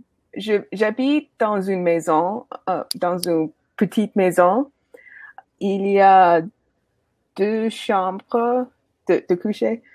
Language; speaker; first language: French; non-native, learner; English